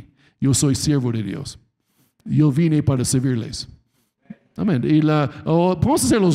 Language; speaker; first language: Spanish; non-native, fluent; English